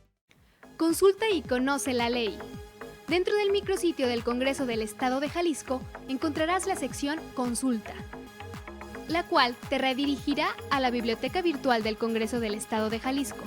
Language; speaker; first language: Spanish; native; Spanish